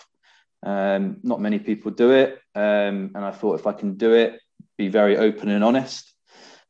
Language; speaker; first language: English; native; English